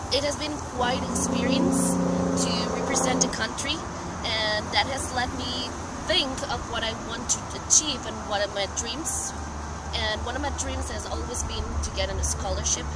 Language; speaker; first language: English; non-native, fluent; Spanish